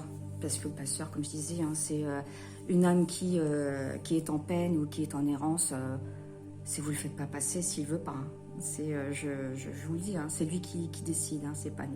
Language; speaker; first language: French; native; French